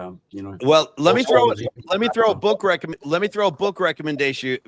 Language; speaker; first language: English; native; English